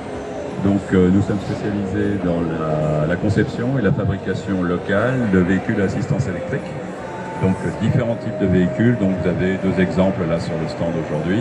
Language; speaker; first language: French; native; French